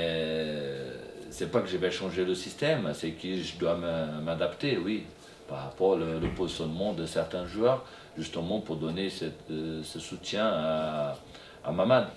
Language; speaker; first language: French; non-native, fluent; Portuguese